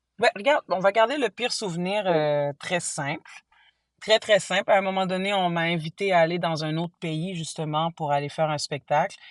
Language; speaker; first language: French; early bilingual, other home language; Haitian Creole